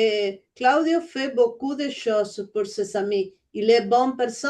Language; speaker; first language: French; non-native, learner; Spanish